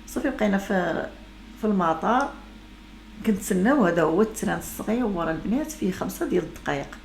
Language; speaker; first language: Arabic; native; Arabic